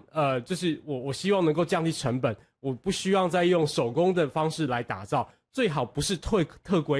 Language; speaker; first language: Chinese; native; Chinese